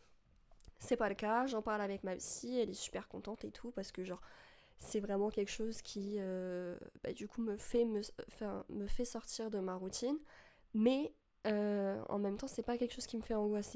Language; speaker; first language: French; native; French